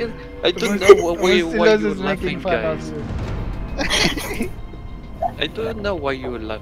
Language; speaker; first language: English; non-native, learner; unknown